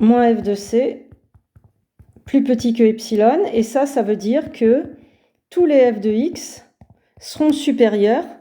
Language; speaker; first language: French; native; French